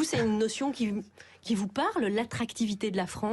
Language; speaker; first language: French; native; French